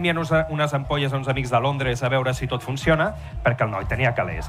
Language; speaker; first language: Catalan; native; Catalan